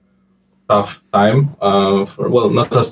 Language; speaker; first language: English; non-native, fluent; Polish